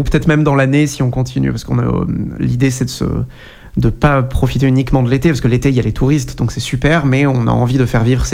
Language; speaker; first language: French; native; French